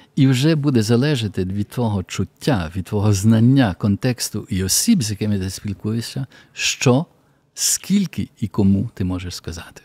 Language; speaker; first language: Ukrainian; early bilingual, heritage; Ukrainian